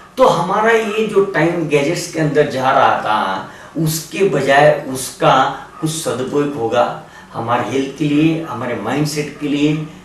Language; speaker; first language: Hindi; non-native, local second language; Marathi